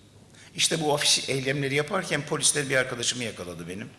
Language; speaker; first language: Turkish; native; Turkish